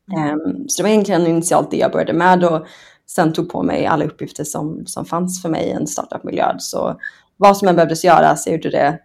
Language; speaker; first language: Swedish; early bilingual, other home language; Persian